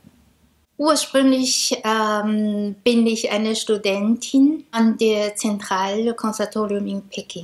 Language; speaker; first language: German; non-native, fluent; Chinese